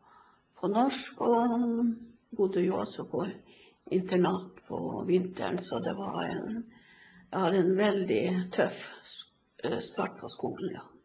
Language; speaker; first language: Norwegian; non-native, local second language; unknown